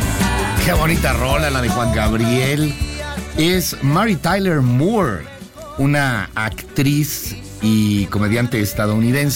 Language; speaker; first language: Spanish; native; Spanish